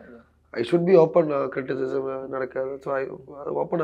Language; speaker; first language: Tamil; non-native, learner; Malayalam